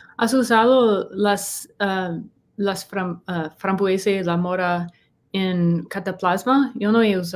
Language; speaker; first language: Spanish; non-native, learner; English